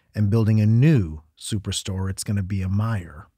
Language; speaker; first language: English; native; English